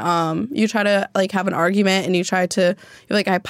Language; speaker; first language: English; native; English